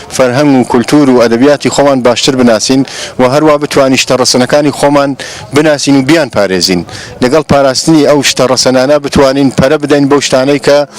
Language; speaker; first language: Central Kurdish; non-native, local second language; Gurani